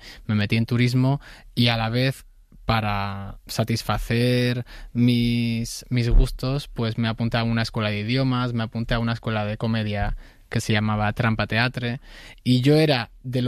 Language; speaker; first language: Spanish; native; Spanish